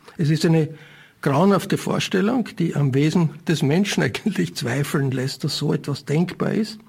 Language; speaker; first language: German; native; German